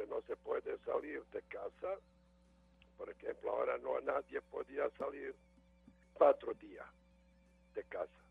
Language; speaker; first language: Spanish; non-native, learner; Serbian